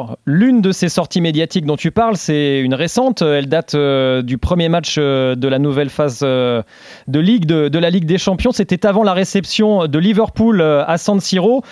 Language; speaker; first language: French; native; French